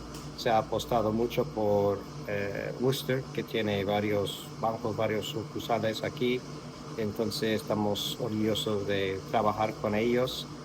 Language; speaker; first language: Spanish; non-native, fluent; English